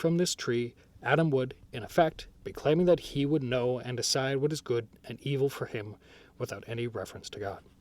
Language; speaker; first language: English; native; English